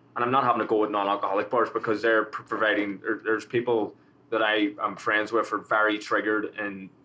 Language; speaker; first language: English; native; English